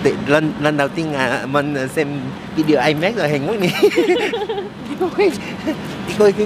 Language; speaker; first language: Vietnamese; non-native, learner; Korean